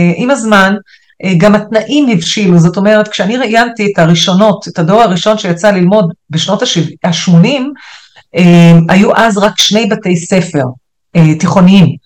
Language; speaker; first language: Hebrew; non-native, local second language; Arabic